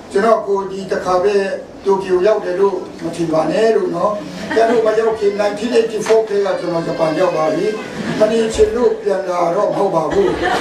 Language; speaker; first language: Burmese; non-native, local second language; Kachin